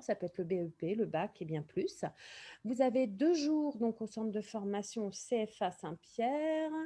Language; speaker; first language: French; native; French